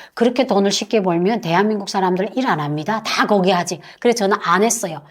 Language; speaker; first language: Korean; native; Korean